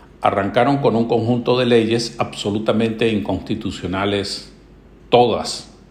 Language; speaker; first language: Spanish; native; Spanish